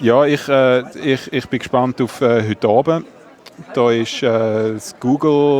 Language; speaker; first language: German; native; German